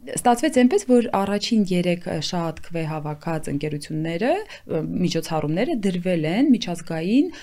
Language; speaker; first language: Armenian; native; Armenian